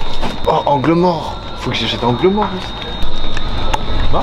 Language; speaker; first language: French; native; French